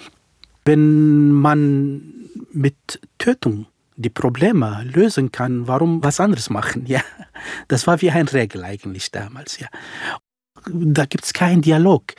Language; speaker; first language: German; non-native, fluent; Kurdish